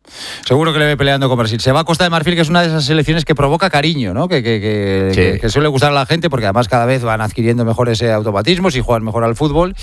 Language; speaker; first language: Spanish; native; Spanish